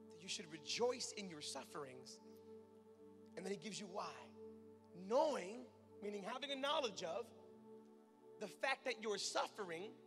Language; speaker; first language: English; native; English